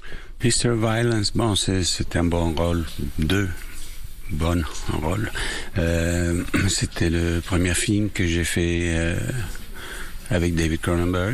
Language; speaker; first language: French; non-native, fluent; English